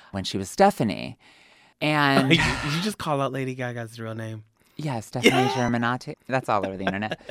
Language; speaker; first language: English; native; English